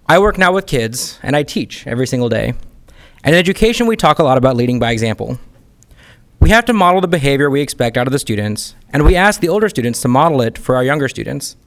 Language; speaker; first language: English; native; English